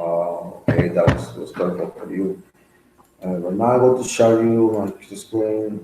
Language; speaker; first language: English; non-native, learner; Spanish